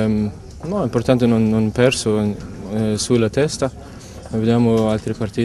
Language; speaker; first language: Italian; non-native, learner; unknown